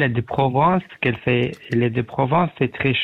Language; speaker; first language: French; non-native, learner; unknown